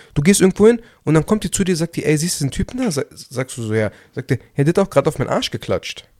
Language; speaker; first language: German; early bilingual, other home language; Turkish